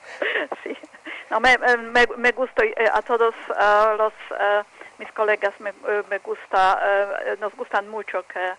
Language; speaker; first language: Spanish; non-native, fluent; Polish